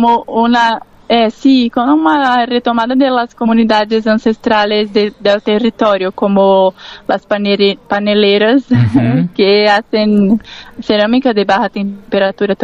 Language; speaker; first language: Spanish; non-native, learner; Portuguese